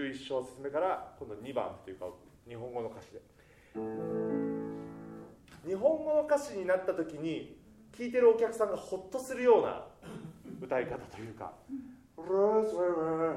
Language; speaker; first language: Japanese; native; Japanese